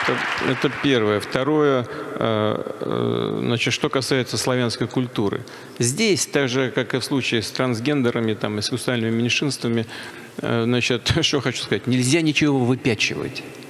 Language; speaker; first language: Russian; native; Russian